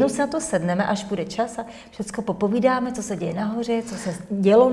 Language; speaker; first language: Czech; native; Czech